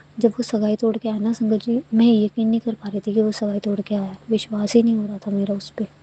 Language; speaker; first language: Hindi; native; Hindi